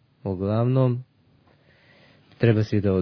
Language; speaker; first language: Serbian; early bilingual, heritage; Serbian